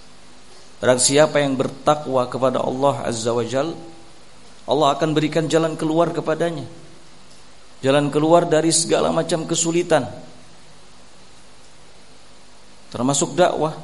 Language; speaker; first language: Indonesian; native; Indonesian